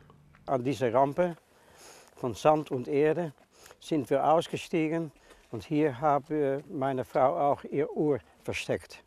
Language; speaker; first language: German; non-native, fluent; Dutch